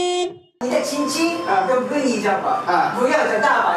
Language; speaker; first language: Chinese; non-native, fluent; Japanese